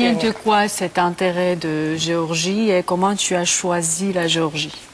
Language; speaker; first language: French; non-native, learner; Georgian